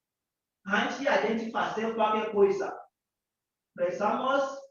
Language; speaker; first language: Portuguese; non-native, learner; Yoruba